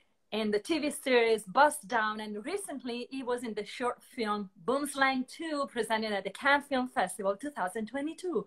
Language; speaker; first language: English; non-native, fluent; Italian